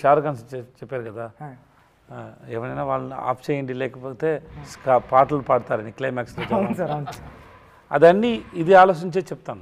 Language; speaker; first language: Telugu; non-native, learner; Tamil